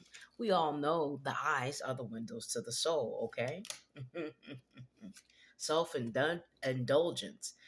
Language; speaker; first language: English; native; English